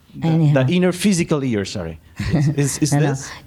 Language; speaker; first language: English; non-native, fluent; Spanish